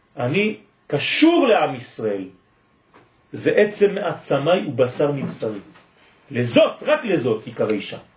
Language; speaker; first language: Hebrew; non-native, fluent; French